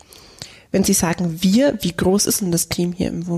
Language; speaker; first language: German; native; German